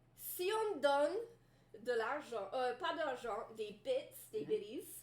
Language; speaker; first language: French; non-native, fluent; English